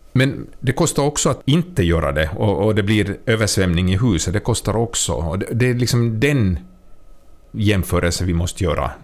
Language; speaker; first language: Swedish; native; Swedish